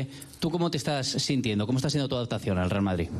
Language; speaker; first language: Spanish; native; Spanish